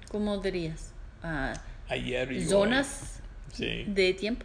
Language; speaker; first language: Spanish; non-native, learner; English